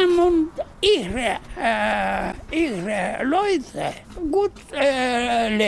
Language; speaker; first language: German; non-native, learner; Russian